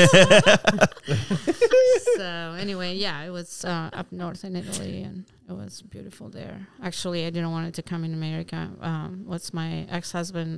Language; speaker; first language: English; non-native, fluent; Albanian